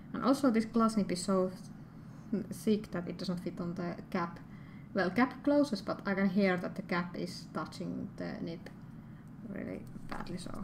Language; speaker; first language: English; non-native, fluent; Finnish